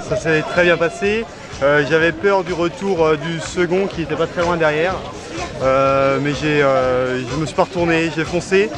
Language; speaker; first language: French; native; French